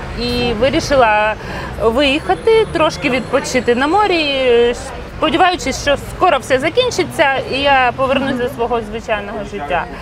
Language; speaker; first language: Ukrainian; non-native, local second language; Russian